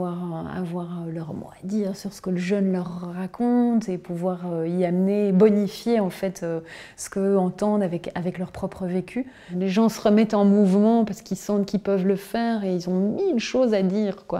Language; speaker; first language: French; native; French